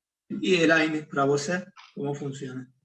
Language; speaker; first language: Portuguese; non-native, fluent; Turkish